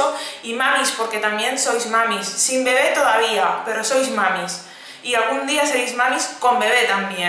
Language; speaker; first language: Spanish; native; Spanish